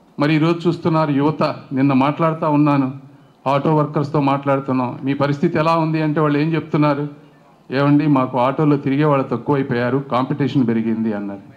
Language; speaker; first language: Telugu; native; Telugu